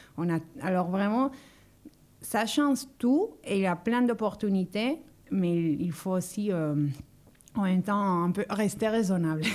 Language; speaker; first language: French; non-native, fluent; Spanish